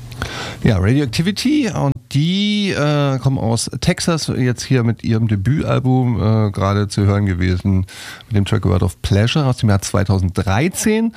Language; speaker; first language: German; native; German